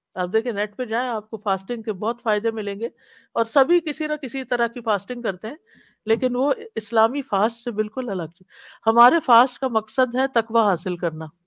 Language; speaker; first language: Urdu; native; Urdu